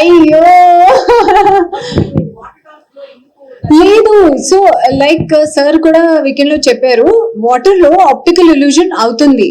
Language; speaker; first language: Telugu; non-native, learner; Hindi